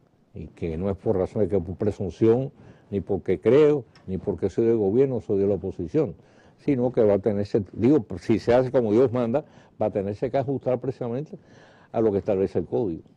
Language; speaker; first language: Spanish; native; Spanish